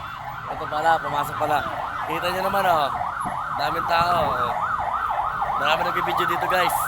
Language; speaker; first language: Filipino; native; Filipino